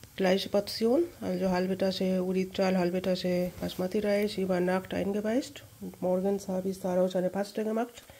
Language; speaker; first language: German; non-native, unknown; Bangla